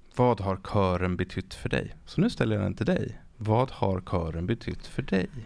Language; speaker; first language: Swedish; native; Swedish